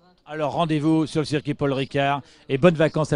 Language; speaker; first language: French; native; French